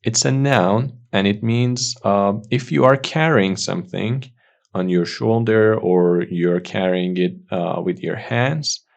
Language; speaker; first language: English; non-native, fluent; Persian